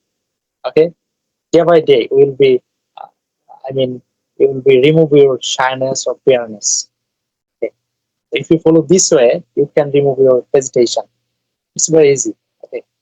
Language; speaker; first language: English; non-native, learner; Bangla